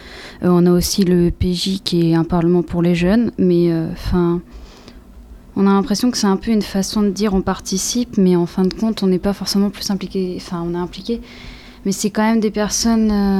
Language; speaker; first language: French; native; French